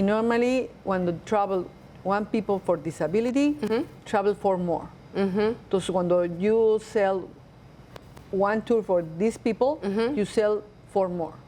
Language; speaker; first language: English; non-native, learner; Spanish